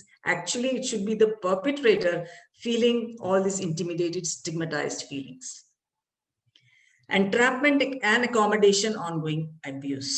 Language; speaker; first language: English; non-native, local second language; Malayalam